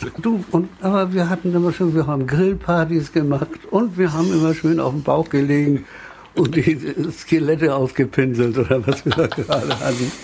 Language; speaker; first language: German; native; German